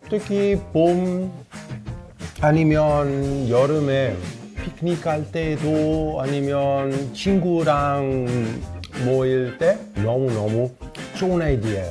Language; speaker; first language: Korean; non-native, fluent; Italian